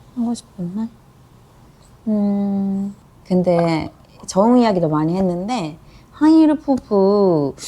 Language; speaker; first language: Korean; non-native, fluent; Japanese